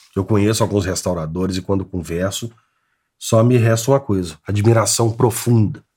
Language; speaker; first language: Portuguese; native; Portuguese